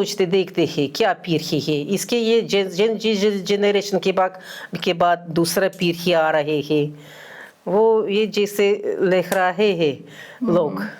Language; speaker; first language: Hindi; non-native, fluent; Russian